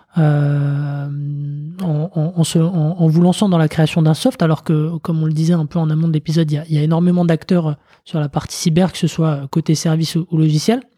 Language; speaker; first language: French; native; French